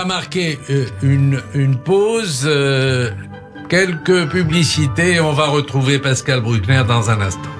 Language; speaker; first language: French; native; French